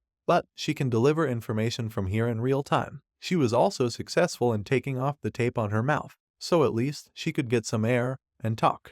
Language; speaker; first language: English; non-native, local second language; Hindi